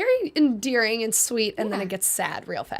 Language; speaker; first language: English; native; English